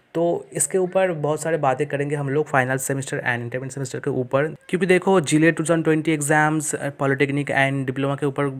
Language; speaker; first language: Hindi; non-native, local second language; Bangla